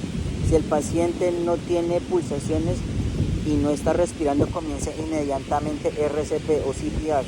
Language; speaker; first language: Spanish; native; Spanish